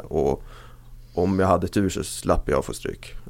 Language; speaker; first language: Swedish; native; Swedish